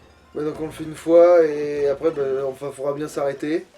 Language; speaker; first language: French; native; French